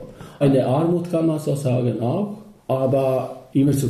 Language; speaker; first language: German; non-native, learner; Serbian